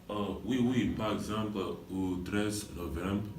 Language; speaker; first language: French; non-native, learner; English